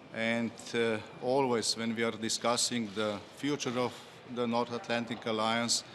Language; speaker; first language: English; non-native, fluent; Slovenian